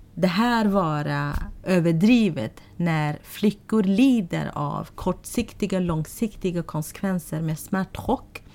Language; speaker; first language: Swedish; non-native, fluent; Arabic